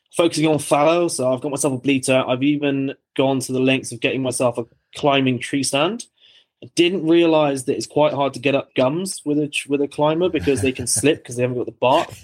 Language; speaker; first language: English; native; English